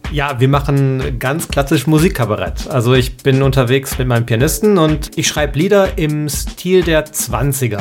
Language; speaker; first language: German; native; German